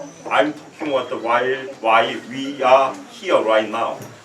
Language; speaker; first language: English; non-native, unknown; Korean